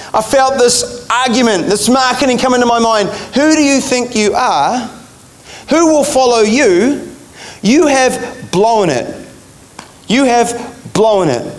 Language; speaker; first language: English; native; English